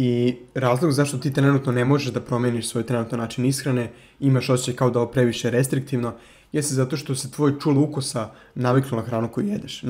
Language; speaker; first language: Serbian; native; Serbian